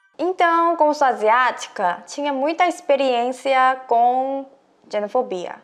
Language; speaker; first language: Portuguese; non-native, fluent; Korean